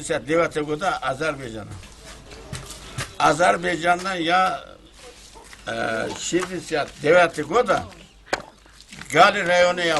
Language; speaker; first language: Russian; non-native, local second language; Turkish